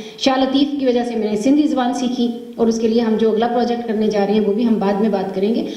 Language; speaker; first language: Urdu; native; Urdu